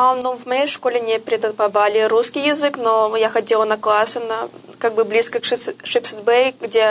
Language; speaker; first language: Russian; early bilingual, heritage; Russian